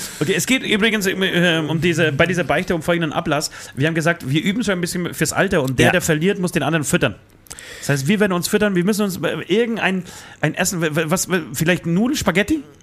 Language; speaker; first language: German; early bilingual, other home language; Polish